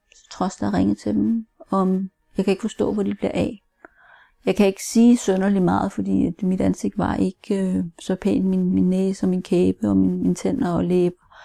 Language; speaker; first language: Danish; native; Danish